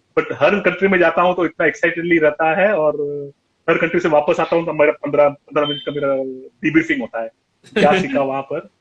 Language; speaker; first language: Hindi; non-native, local second language; Tamil